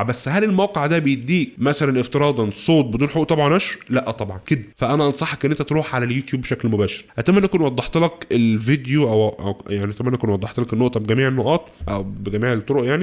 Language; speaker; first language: Arabic; native; Arabic